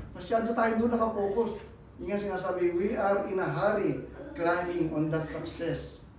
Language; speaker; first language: Filipino; native; Filipino